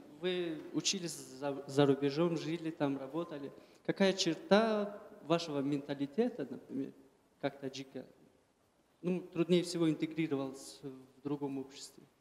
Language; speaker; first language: Russian; non-native, local second language; Tajik